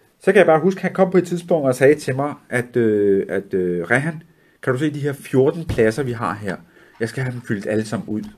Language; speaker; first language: Danish; early bilingual, other home language; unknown